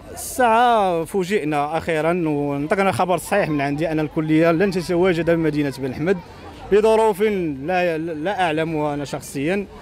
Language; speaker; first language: Arabic; native; Arabic